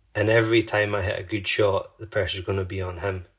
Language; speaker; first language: English; native; English